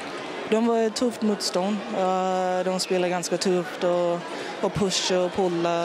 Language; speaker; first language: Swedish; non-native, fluent; English